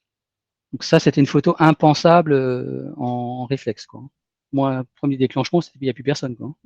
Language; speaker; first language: French; native; French